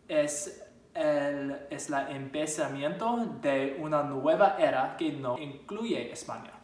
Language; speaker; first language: Spanish; non-native, learner; English